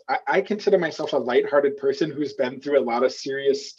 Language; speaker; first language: English; native; English